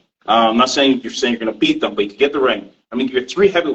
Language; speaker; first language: English; native; English